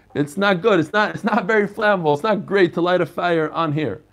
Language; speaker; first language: English; non-native, fluent; Hebrew